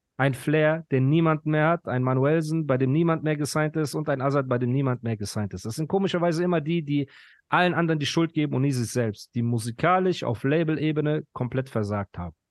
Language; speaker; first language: German; early bilingual, other home language; Persian